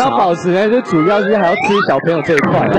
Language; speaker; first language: Chinese; native; Chinese